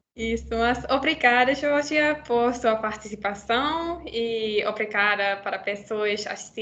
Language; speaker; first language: Portuguese; non-native, learner; Finnish